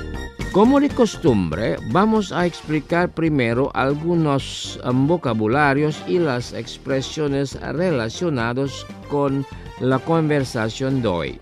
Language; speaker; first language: Spanish; non-native, fluent; Indonesian